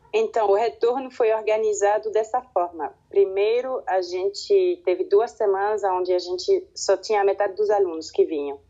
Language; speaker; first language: Portuguese; non-native, fluent; French